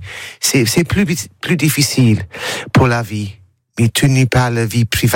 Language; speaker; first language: French; non-native, learner; English